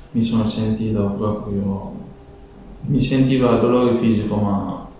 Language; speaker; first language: Italian; non-native, fluent; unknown